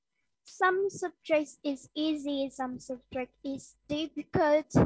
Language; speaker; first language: English; non-native, learner; Vietnamese